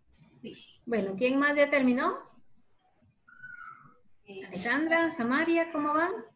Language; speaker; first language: Spanish; native; Spanish